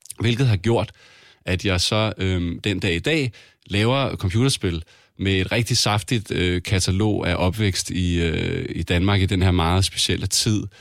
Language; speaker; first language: Danish; native; Danish